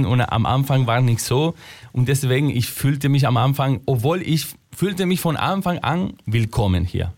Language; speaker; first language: German; non-native, fluent; Spanish